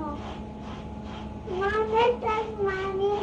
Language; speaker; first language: Spanish; early bilingual, heritage; Spanish